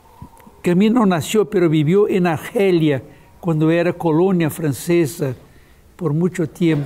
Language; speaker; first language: Spanish; non-native, fluent; Portuguese